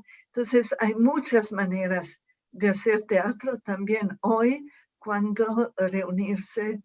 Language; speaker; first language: Spanish; non-native, fluent; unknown